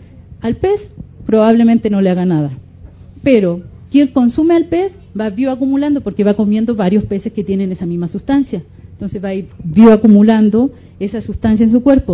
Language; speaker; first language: Spanish; native; Spanish